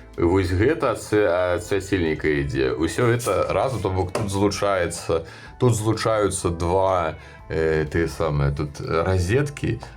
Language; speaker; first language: Belarusian; native; Belarusian